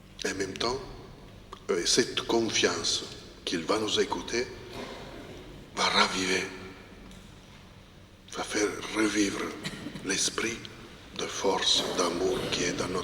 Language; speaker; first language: French; non-native, fluent; Italian